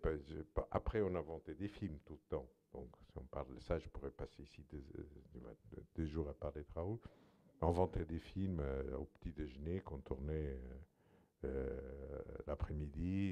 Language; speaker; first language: French; non-native, fluent; Portuguese